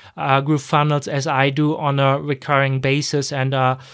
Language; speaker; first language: English; non-native, fluent; German